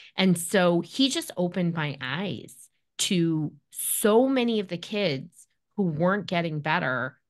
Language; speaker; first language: English; native; English